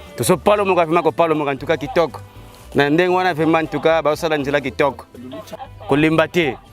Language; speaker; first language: Lingala; non-native, local second language; Kongo